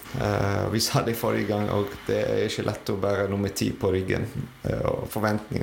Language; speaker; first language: Norwegian; non-native, fluent; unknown